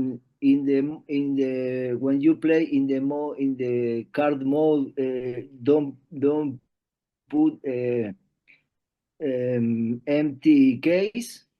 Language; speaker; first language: English; non-native, learner; Spanish